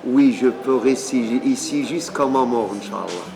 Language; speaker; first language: French; non-native, local second language; Arabic